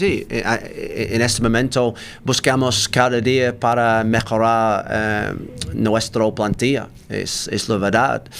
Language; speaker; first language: Spanish; non-native, learner; English